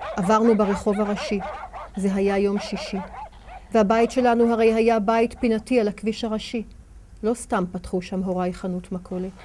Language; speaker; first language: Hebrew; native; Hebrew